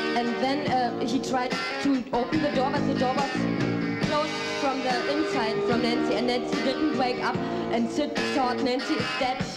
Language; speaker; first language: English; non-native, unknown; German